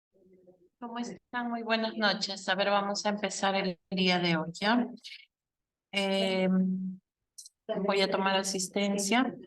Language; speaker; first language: Spanish; native; Spanish